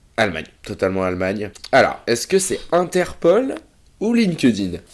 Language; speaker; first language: French; native; French